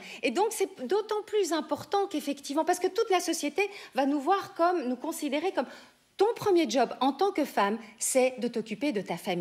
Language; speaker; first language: French; native; French